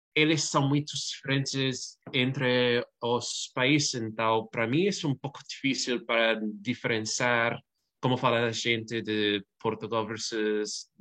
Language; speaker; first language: Portuguese; non-native, learner; English